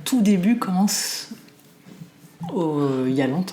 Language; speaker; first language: French; native; French